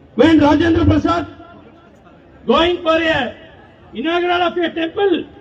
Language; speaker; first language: English; non-native, local second language; Tamil